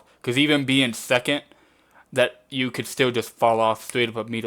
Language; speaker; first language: English; native; English